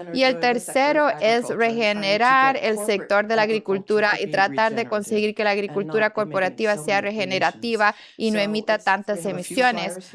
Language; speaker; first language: Spanish; non-native, fluent; English